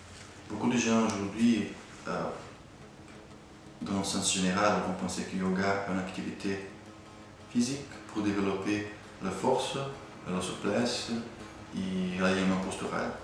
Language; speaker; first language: French; non-native, fluent; Portuguese